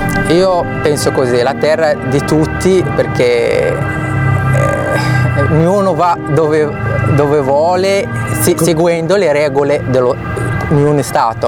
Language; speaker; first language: Italian; non-native, fluent; Arabic